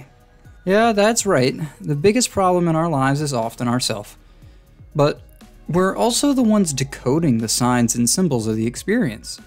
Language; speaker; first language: English; native; English